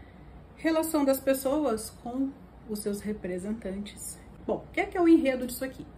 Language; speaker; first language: Portuguese; native; Portuguese